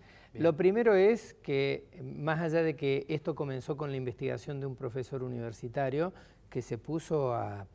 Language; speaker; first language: Spanish; native; Spanish